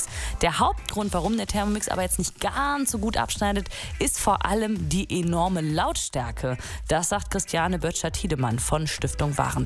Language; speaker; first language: German; native; German